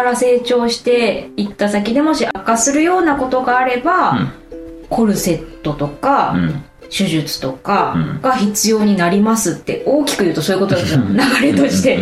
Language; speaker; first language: Japanese; native; Japanese